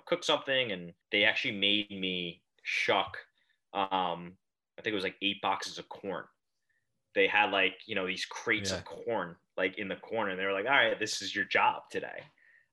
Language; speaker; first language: English; native; English